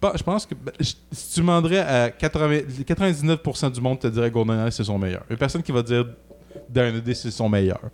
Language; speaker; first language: French; native; French